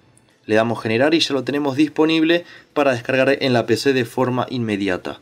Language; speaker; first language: Spanish; native; Spanish